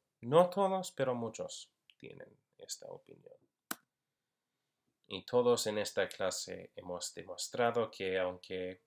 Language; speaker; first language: Spanish; non-native, fluent; English